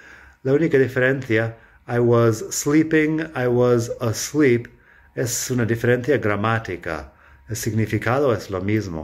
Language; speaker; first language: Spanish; non-native, fluent; English